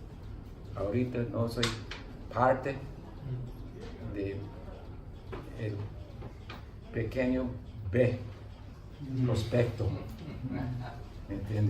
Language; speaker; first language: Spanish; non-native, learner; English